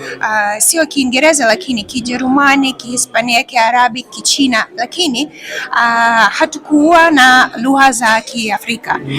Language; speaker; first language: Swahili; non-native, fluent; Russian